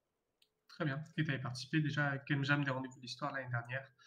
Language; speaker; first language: French; native; French